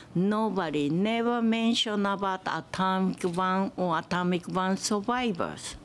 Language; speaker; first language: English; non-native, learner; Japanese